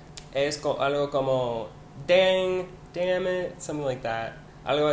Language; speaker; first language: Spanish; non-native, learner; English